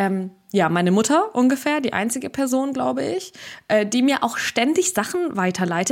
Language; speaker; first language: German; early bilingual, other home language; Russian